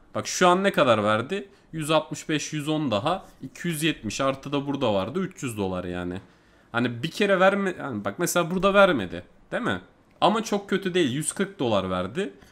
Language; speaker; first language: Turkish; native; Turkish